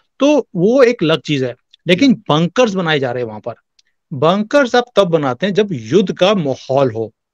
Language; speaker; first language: Hindi; native; Hindi